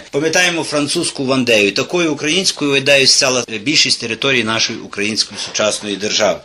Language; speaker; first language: Ukrainian; native; Ukrainian